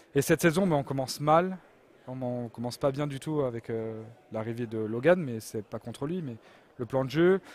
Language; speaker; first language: French; native; French